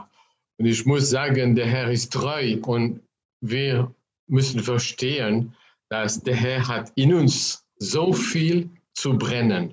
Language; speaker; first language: German; non-native, fluent; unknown